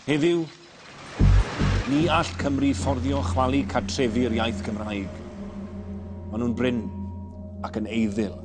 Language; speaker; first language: Welsh; native; Welsh